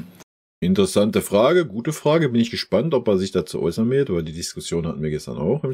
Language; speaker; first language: German; native; German